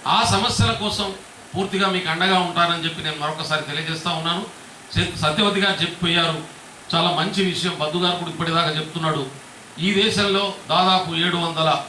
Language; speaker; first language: Telugu; non-native, local second language; Lambadi